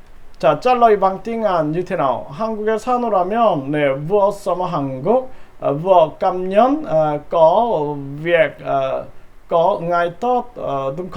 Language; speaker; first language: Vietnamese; non-native, learner; Korean